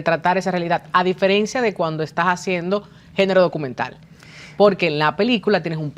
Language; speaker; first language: Spanish; native; Spanish